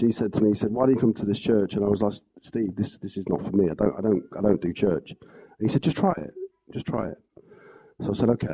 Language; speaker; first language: English; native; English